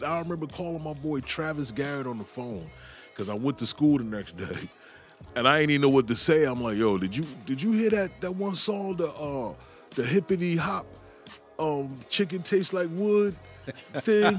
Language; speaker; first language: English; native; English